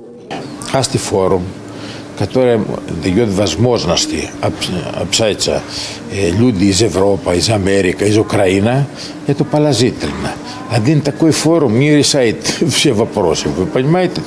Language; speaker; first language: Ukrainian; non-native, learner; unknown